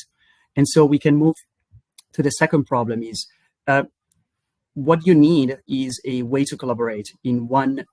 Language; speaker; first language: English; non-native, fluent; Italian